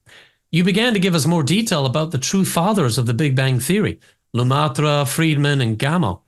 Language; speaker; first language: English; native; English